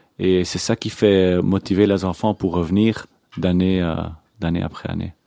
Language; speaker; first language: French; non-native, local second language; Hebrew